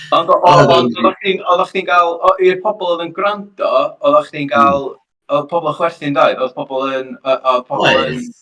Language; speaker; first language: Welsh; native; Welsh